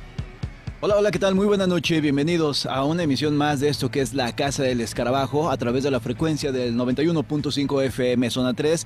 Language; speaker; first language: Spanish; native; Spanish